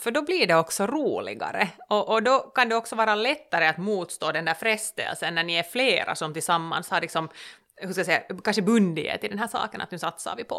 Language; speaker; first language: Swedish; native; Swedish